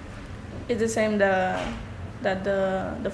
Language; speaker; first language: English; non-native, learner; Spanish